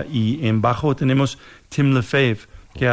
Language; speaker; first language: Spanish; non-native, fluent; English